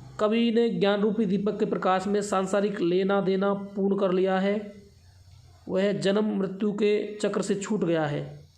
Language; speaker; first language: Hindi; native; Hindi